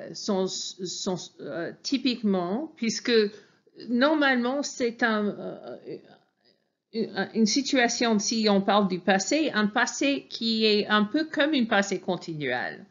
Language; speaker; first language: French; non-native, fluent; English